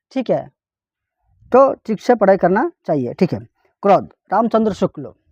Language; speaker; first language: Hindi; non-native, local second language; Telugu